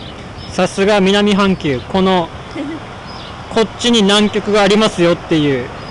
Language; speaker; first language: Japanese; native; Japanese